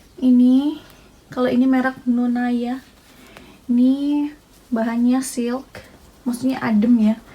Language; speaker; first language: Indonesian; native; Indonesian